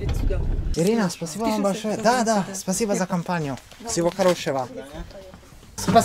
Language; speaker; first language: Russian; non-native, learner; Italian